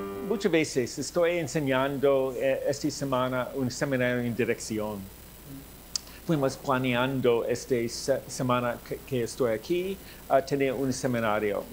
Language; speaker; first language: Spanish; non-native, learner; English